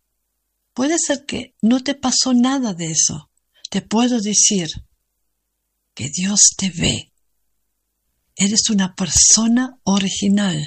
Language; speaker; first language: Spanish; non-native, learner; German